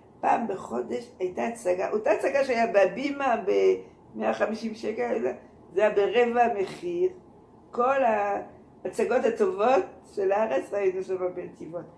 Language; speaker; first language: Hebrew; non-native, fluent; French